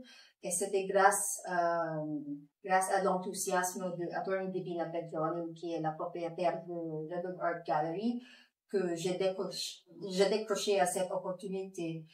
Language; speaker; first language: French; non-native, fluent; Filipino